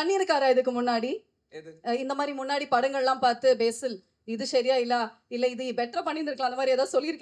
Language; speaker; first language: Tamil; native; Tamil